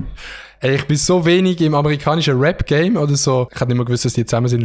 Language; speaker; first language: German; native; German